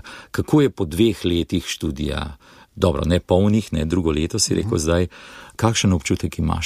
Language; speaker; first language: Slovenian; native; Slovenian